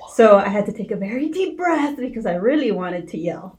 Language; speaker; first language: English; early bilingual, other home language; Spanish